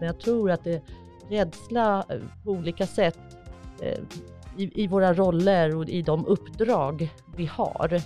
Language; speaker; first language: Swedish; native; Swedish